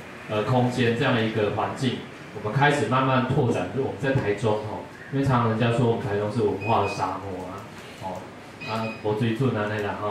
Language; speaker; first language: Chinese; native; Chinese